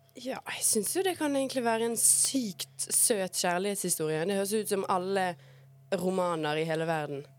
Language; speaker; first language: Norwegian; early bilingual, other home language; Bosnian